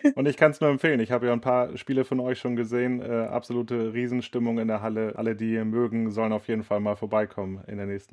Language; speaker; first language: German; native; German